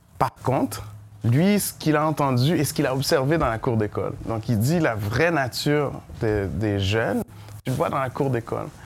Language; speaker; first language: French; early bilingual, other home language; Haitian Creole